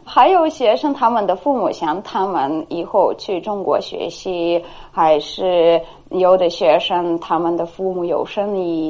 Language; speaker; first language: Chinese; non-native, fluent; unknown